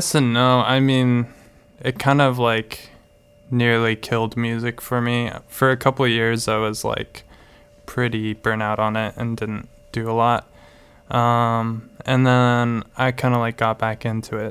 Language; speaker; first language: English; native; English